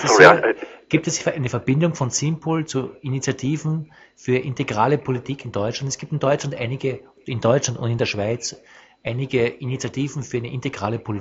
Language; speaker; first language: German; native; German